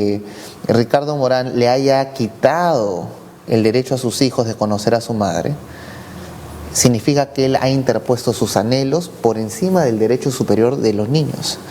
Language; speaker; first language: Spanish; native; Spanish